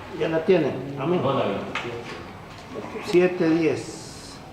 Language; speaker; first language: Spanish; native; Spanish